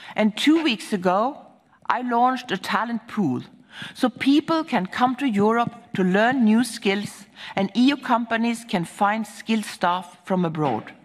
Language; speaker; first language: English; non-native, fluent; Swedish